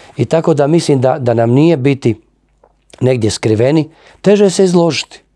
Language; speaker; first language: Croatian; native; Croatian